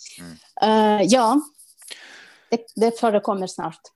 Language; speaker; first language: Swedish; non-native, fluent; Russian